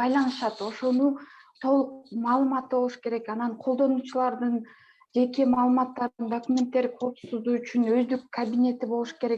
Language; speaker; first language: Kyrgyz; native; Kyrgyz